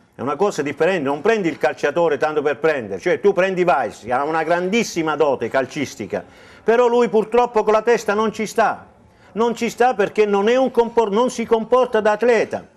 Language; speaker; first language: Italian; native; Italian